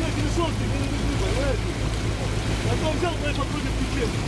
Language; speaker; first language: Russian; native; Russian